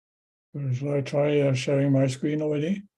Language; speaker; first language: English; native; English